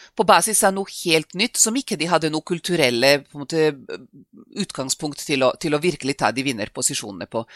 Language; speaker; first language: Norwegian; non-native, fluent; Serbian